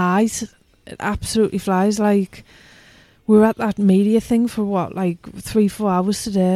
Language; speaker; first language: English; native; English